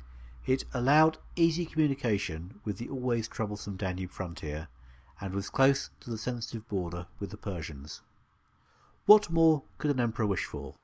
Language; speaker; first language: English; native; English